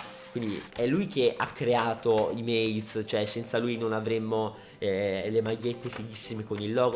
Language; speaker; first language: Italian; native; Italian